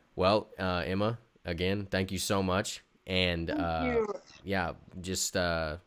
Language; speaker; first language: English; native; English